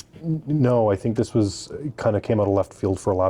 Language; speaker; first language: English; native; English